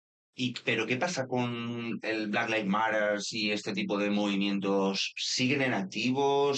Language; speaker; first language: Spanish; native; Spanish